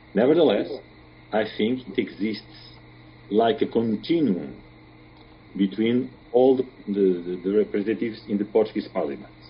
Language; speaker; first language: English; non-native, fluent; Portuguese